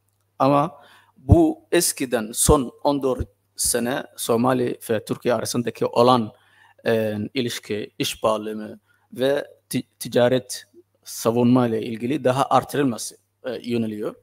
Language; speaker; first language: Turkish; non-native, fluent; Somali